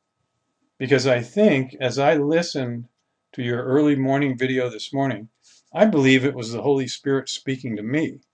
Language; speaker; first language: English; native; English